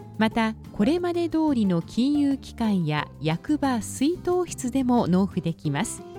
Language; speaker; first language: Japanese; native; Japanese